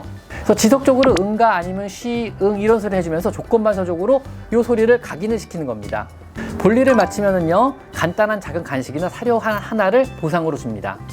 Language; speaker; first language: Korean; native; Korean